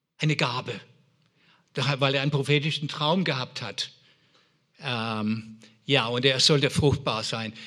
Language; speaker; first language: German; non-native, fluent; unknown